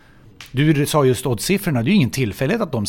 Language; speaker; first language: Swedish; native; Swedish